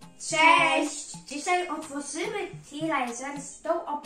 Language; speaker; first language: Polish; native; Polish